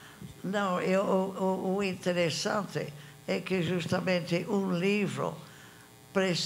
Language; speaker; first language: Portuguese; non-native, fluent; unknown